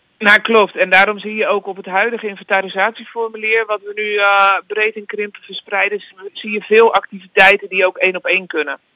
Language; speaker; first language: Dutch; native; Dutch